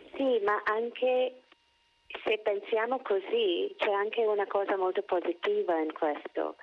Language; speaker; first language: Italian; non-native, fluent; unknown